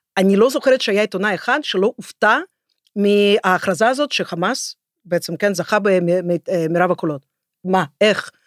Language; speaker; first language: Hebrew; non-native, fluent; Russian